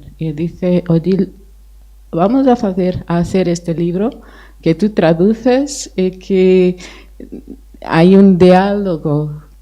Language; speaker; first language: Spanish; non-native, fluent; Portuguese